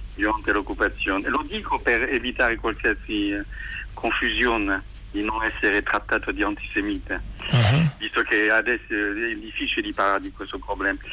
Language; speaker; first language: Italian; non-native, fluent; French